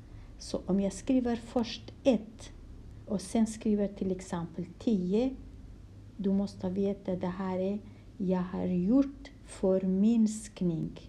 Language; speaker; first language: Swedish; non-native, fluent; Kurdish